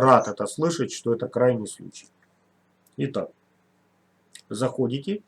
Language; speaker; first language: Russian; native; Russian